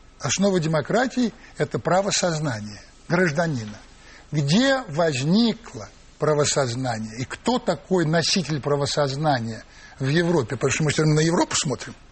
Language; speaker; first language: Russian; native; Russian